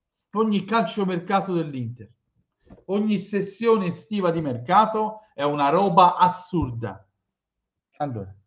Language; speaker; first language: Italian; native; Italian